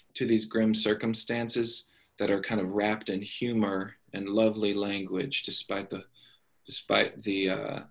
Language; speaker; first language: English; native; English